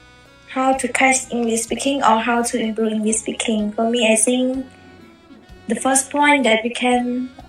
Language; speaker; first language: English; non-native, learner; Khmer